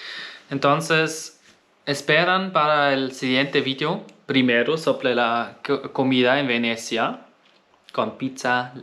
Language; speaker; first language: Spanish; non-native, fluent; German